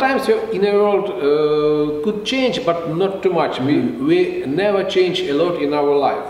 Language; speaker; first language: English; non-native, fluent; Russian